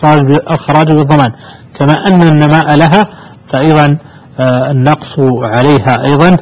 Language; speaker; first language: Arabic; native; Arabic